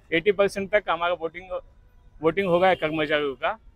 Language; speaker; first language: Hindi; non-native, local second language; Marathi